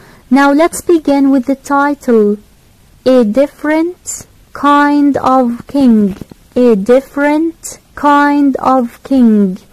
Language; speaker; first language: English; non-native, fluent; Arabic